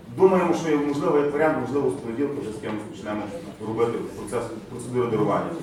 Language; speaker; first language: Ukrainian; native; Ukrainian